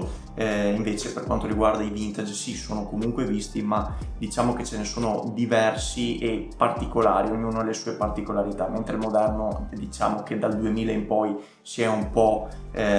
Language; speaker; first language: Italian; native; Italian